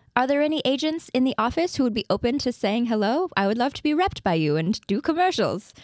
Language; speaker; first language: English; native; English